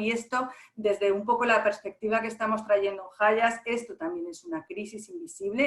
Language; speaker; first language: Spanish; native; Spanish